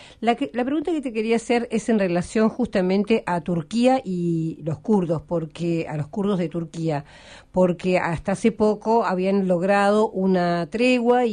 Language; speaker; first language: Spanish; native; Spanish